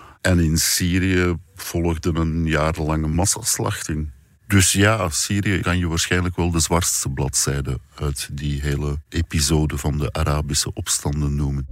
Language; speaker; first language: Dutch; native; Dutch